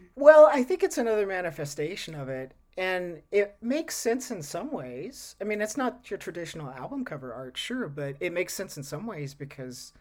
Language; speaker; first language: English; native; English